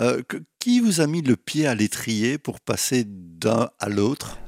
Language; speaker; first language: French; native; French